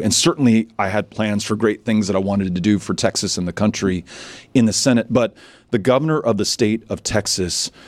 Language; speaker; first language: English; native; English